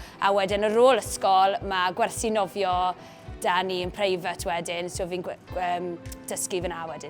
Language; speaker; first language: Welsh; native; Welsh